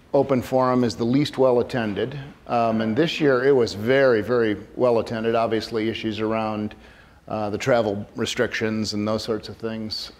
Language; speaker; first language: English; native; English